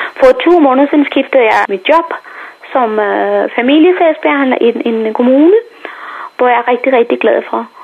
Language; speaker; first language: Danish; non-native, fluent; Tamil